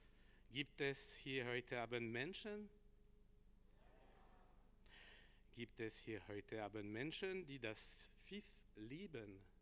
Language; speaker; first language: German; non-native, learner; French